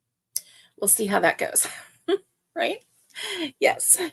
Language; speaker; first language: English; native; English